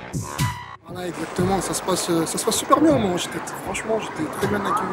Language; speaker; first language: French; early bilingual, other home language; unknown